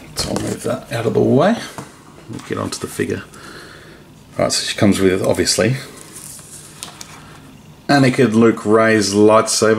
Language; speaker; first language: English; native; English